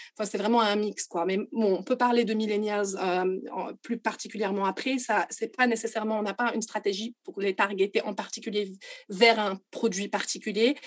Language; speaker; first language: French; non-native, local second language; Arabic